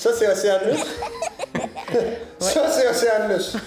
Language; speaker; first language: French; native; French